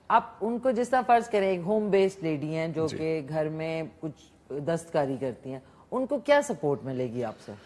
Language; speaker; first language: Urdu; native; Urdu